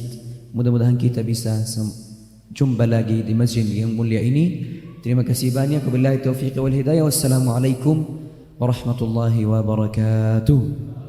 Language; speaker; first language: Indonesian; non-native, fluent; Arabic